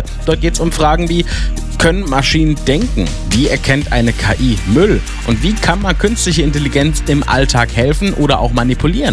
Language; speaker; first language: German; native; German